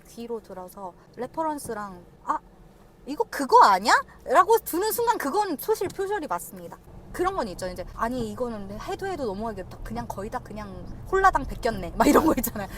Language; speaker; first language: Korean; native; Korean